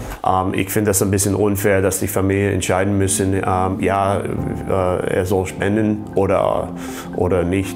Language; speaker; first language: German; non-native, fluent; English